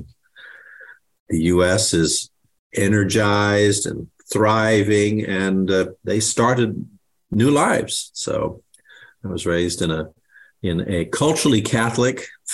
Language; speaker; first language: English; native; English